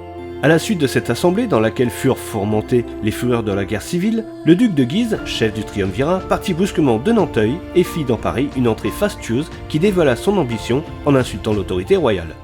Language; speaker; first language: French; native; French